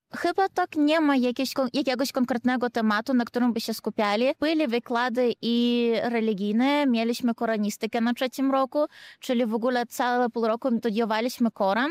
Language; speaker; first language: Polish; native; Polish